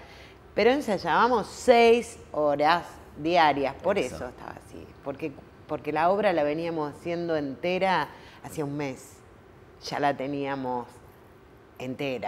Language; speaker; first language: Spanish; native; Spanish